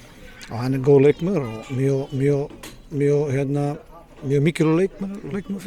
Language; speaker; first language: Icelandic; non-native, learner; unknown